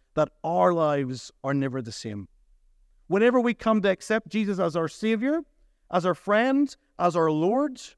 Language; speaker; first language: English; native; English